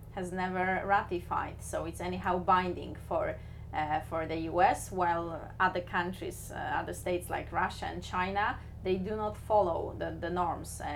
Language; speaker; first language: English; non-native, fluent; Polish